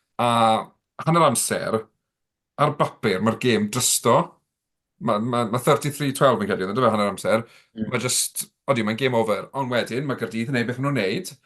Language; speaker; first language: Welsh; native; Welsh